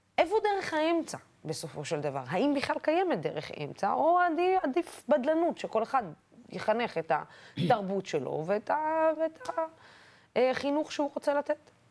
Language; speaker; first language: Hebrew; non-native, local second language; Arabic